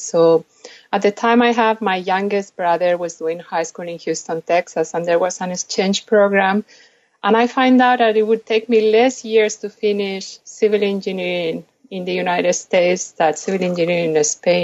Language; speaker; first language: English; non-native, fluent; Spanish